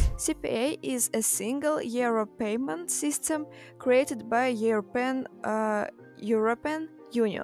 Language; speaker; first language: English; non-native, learner; Russian